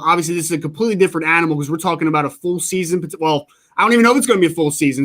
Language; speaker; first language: English; native; English